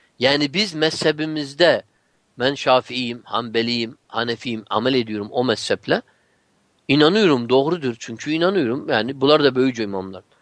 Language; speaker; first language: Turkish; non-native, fluent; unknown